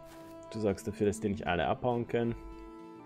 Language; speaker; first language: German; native; German